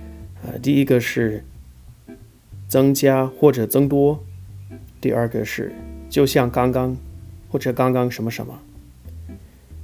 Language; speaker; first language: Chinese; non-native, fluent; English